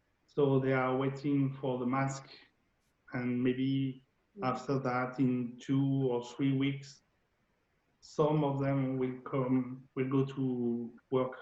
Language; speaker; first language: English; non-native, learner; French